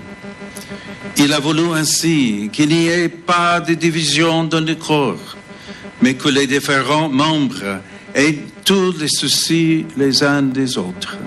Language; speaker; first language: French; non-native, fluent; English